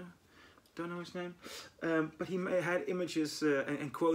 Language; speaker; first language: English; non-native, fluent; Dutch